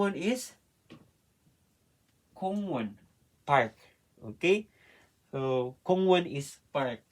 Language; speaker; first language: English; non-native, learner; Filipino